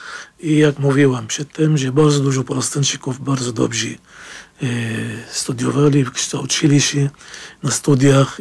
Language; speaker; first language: Polish; non-native, fluent; Arabic